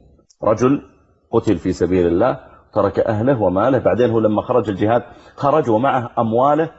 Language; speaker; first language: Arabic; native; Arabic